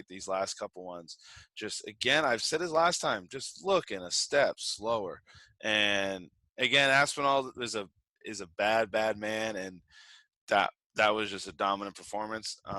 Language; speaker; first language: English; native; English